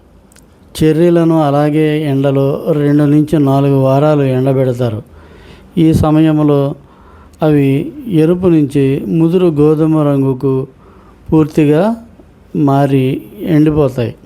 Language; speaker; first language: Telugu; native; Telugu